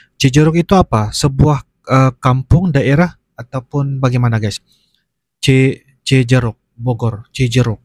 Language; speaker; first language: Malay; native; Malay